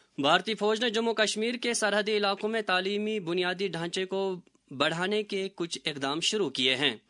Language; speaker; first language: Urdu; non-native, local second language; Kashmiri